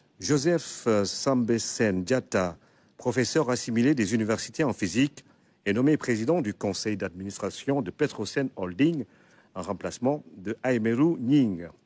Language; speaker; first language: French; non-native, local second language; Wolof